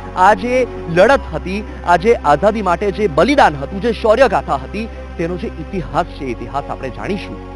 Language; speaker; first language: Gujarati; native; Gujarati